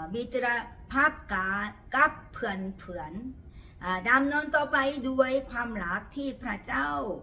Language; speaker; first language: Thai; non-native, fluent; Korean